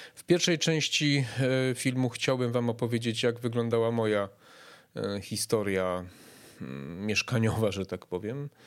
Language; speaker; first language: Polish; native; Polish